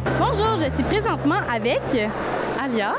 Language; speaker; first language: French; native; French